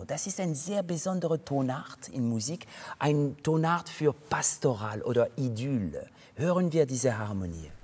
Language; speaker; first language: German; non-native, fluent; French